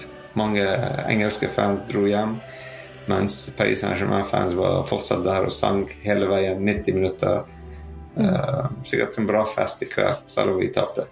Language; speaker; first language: Norwegian; non-native, fluent; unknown